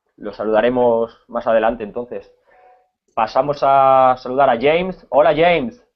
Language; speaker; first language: Spanish; native; Spanish